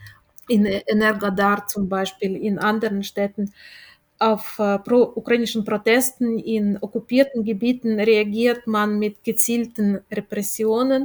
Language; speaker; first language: German; non-native, fluent; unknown